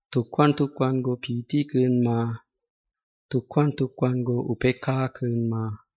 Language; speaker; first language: Thai; non-native, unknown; Sinhala